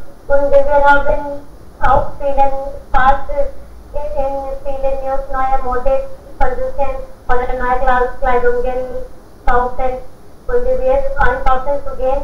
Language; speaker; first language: German; non-native, learner; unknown